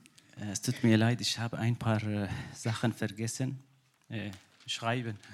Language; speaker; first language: German; non-native, learner; Kurdish